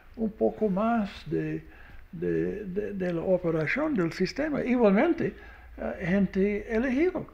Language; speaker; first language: Spanish; non-native, learner; English